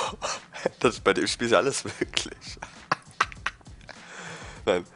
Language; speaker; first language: German; native; German